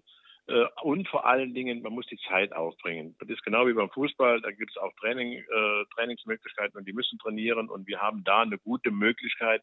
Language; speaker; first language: German; native; German